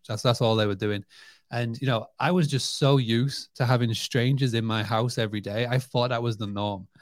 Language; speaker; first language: English; native; English